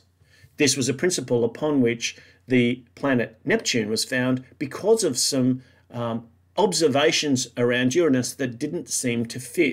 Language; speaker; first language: English; native; English